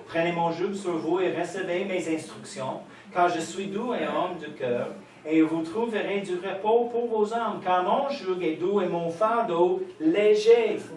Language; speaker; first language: French; non-native, fluent; English